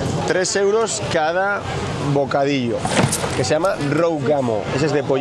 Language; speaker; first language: Spanish; native; Spanish